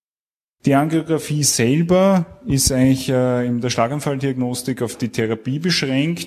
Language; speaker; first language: German; native; German